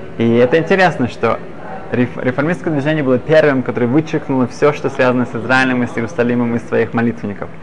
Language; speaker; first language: Russian; early bilingual, other home language; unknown